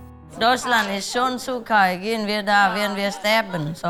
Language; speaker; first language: German; non-native, learner; Vietnamese